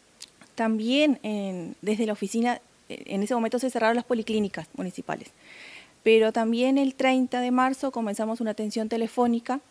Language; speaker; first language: Spanish; native; Spanish